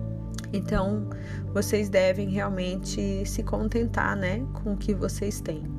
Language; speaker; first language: Portuguese; native; Portuguese